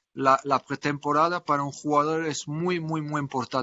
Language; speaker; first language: Spanish; non-native, fluent; French